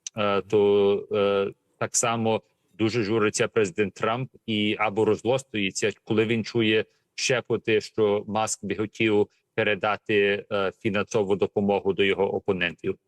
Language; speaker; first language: Ukrainian; early bilingual, heritage; Ukrainian